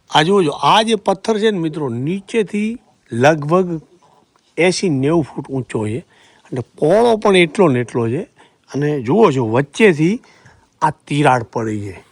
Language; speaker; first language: Gujarati; native; Gujarati